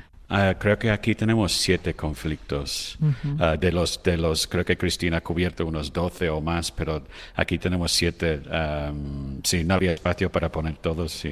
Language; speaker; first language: Spanish; non-native, fluent; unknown